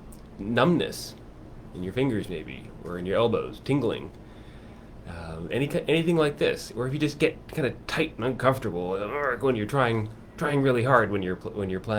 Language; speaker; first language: English; native; English